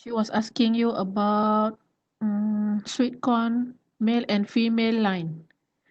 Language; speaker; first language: English; non-native, fluent; Malay